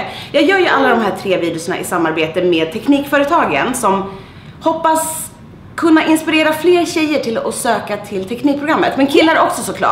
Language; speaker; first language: Swedish; native; Swedish